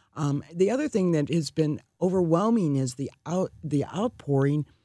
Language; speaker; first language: English; native; English